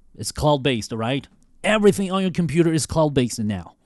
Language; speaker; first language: English; non-native, fluent; Chinese